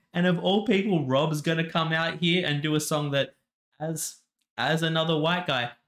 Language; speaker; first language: English; native; English